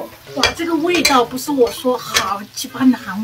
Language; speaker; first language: Chinese; native; Chinese